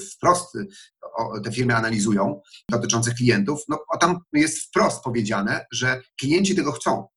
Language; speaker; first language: Polish; native; Polish